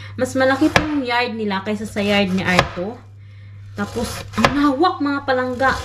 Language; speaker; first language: Filipino; non-native, local second language; Cebuano